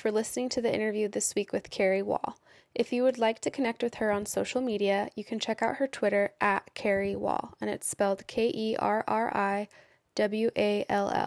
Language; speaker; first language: English; native; English